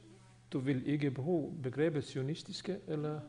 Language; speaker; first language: Swedish; non-native, fluent; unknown